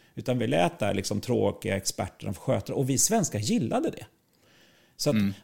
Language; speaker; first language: Swedish; native; Swedish